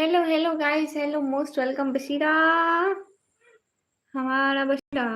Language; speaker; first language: Urdu; non-native, local second language; Punjabi